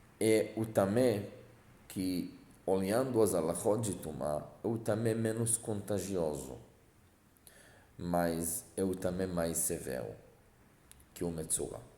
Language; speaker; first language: Portuguese; non-native, fluent; Hebrew